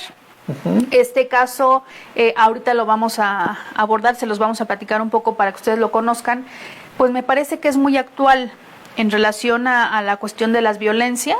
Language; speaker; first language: Spanish; native; Spanish